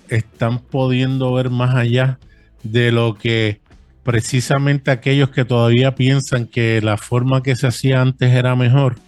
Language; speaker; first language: Spanish; early bilingual, heritage; Spanish